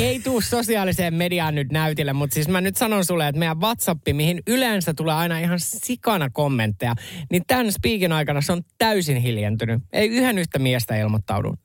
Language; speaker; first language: Finnish; native; Finnish